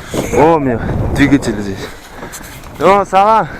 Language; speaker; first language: Russian; native; Russian